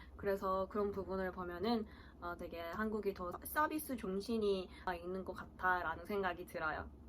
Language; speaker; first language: Korean; early bilingual, heritage; Korean